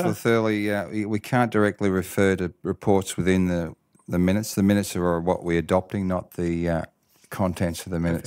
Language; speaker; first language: English; native; English